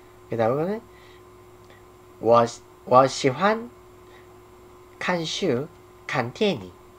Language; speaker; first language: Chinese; non-native, learner; Korean